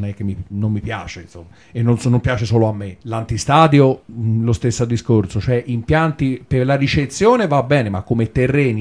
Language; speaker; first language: Italian; native; Italian